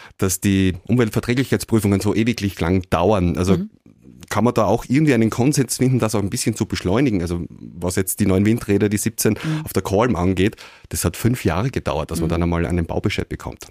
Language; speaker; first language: German; native; German